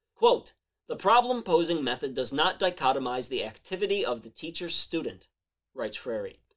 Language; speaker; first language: English; native; English